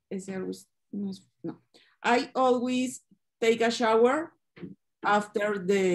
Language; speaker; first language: English; non-native, learner; Spanish